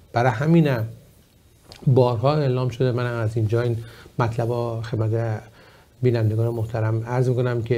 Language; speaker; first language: Persian; native; Persian